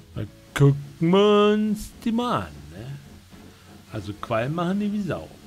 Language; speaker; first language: German; native; German